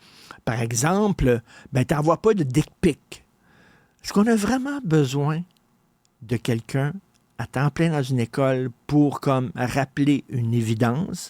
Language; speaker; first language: French; native; French